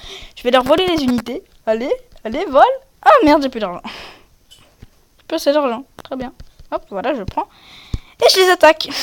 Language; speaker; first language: French; native; French